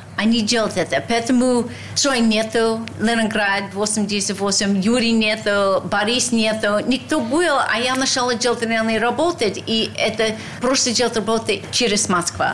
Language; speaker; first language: Russian; non-native, learner; English